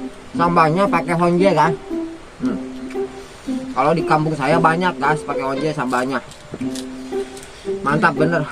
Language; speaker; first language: Indonesian; non-native, local second language; Sundanese